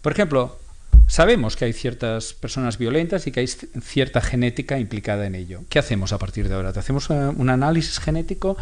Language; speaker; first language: Spanish; non-native, local second language; Catalan